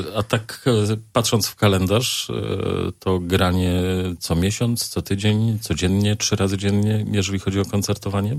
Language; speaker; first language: Polish; native; Polish